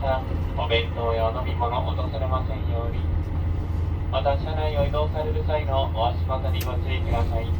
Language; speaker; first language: Japanese; native; Japanese